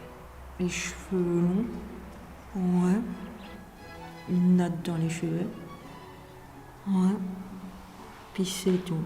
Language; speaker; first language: French; native; French